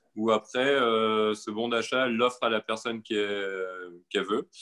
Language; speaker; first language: French; native; French